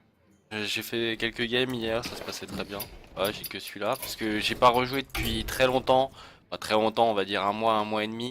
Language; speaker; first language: French; native; French